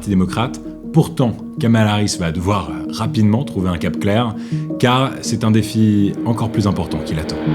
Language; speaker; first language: French; native; French